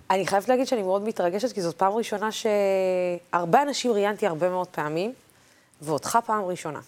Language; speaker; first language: Hebrew; non-native, local second language; Arabic